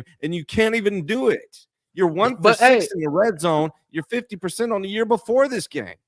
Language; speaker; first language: English; native; English